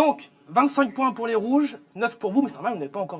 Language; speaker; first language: French; native; French